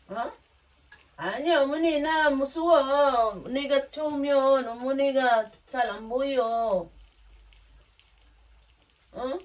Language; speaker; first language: Korean; non-native, learner; Filipino